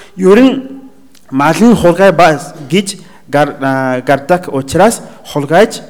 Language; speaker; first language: Mongolian; non-native, learner; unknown